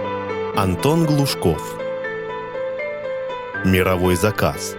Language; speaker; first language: Russian; native; Russian